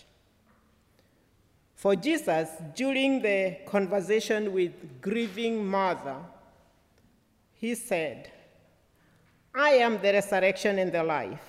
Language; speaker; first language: English; non-native, local second language; Kikuyu